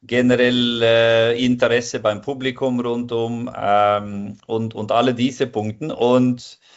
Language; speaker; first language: German; non-native, fluent; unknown